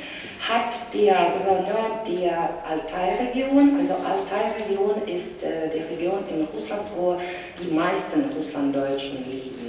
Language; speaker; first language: German; non-native, fluent; Russian